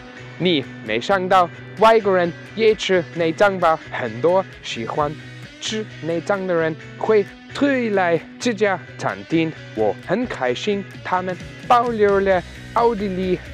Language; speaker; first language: Chinese; non-native, fluent; German